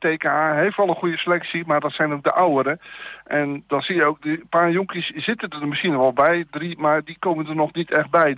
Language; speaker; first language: Dutch; native; Dutch